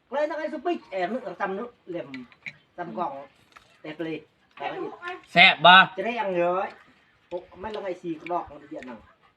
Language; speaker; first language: Thai; native; Thai